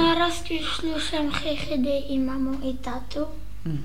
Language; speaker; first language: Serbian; early bilingual, heritage; Serbian